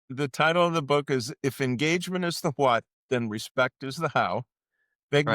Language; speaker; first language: English; native; English